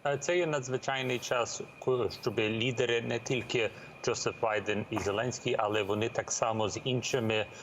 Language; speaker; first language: Ukrainian; early bilingual, heritage; Ukrainian